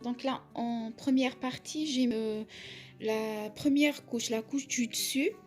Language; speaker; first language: French; non-native, local second language; Arabic